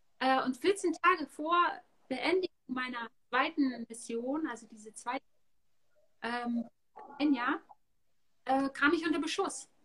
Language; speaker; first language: German; native; German